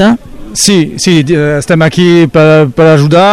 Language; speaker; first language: Catalan; non-native, local second language; French